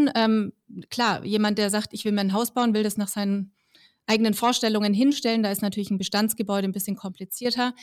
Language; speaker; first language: German; native; German